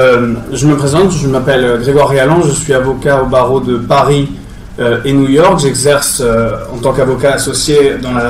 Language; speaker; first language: French; native; French